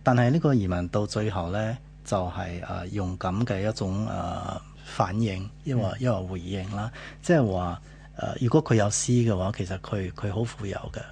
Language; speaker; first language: Cantonese; non-native, fluent; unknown